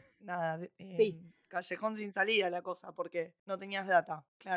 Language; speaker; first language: Spanish; native; Spanish